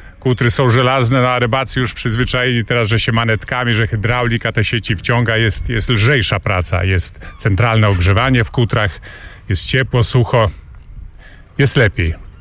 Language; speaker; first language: Polish; non-native, local second language; Kashubian